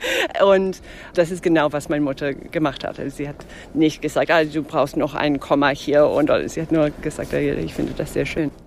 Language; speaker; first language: German; non-native, fluent; English